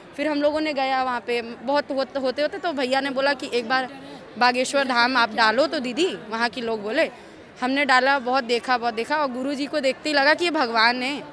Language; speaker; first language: Hindi; native; Hindi